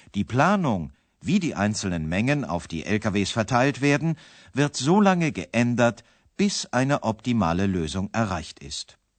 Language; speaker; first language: German; native; German